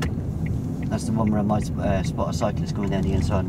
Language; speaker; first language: English; native; English